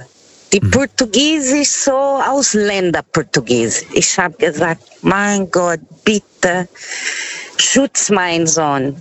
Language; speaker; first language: German; non-native, fluent; Portuguese